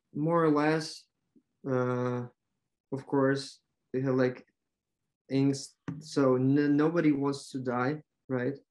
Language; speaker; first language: English; non-native, learner; Ukrainian